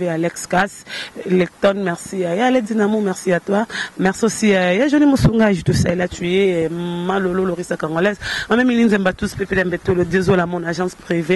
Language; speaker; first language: French; non-native, local second language; Lingala